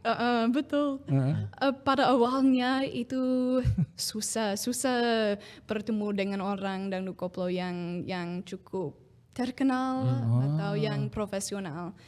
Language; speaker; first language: Indonesian; non-native, fluent; English